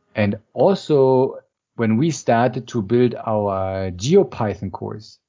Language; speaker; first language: English; non-native, fluent; German